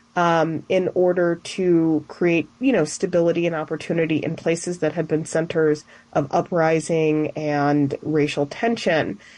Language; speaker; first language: English; native; English